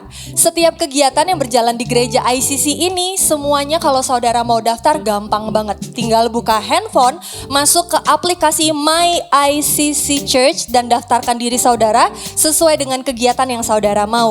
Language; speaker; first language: Indonesian; native; Indonesian